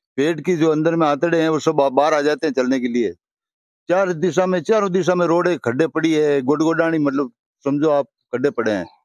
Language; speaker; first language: Hindi; native; Hindi